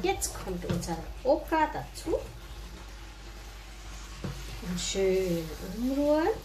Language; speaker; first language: German; non-native, learner; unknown